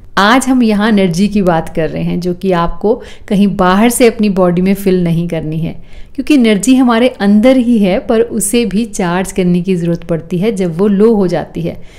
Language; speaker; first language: Hindi; native; Hindi